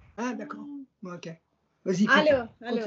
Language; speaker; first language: French; native; French